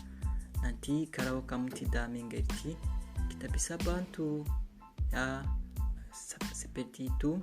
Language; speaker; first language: Indonesian; non-native, fluent; Kinyarwanda